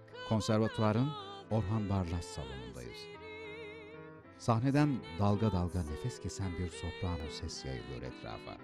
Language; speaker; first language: Turkish; native; Turkish